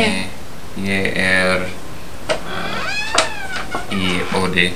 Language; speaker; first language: Icelandic; non-native, learner; English